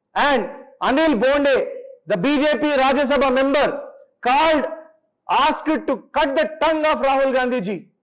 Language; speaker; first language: English; non-native, local second language; Telugu